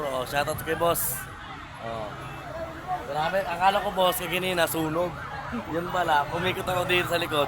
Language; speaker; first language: Filipino; native; Filipino